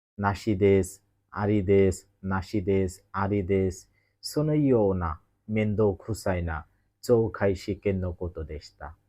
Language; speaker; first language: Japanese; non-native, learner; Bangla